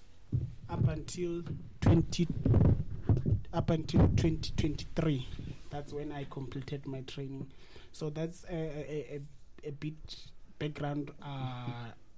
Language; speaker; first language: English; non-native, local second language; Venda